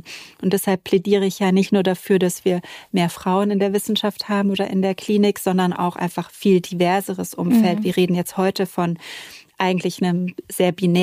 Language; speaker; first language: German; native; German